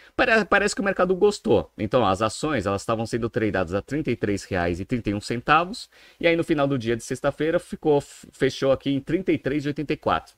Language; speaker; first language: Portuguese; native; Portuguese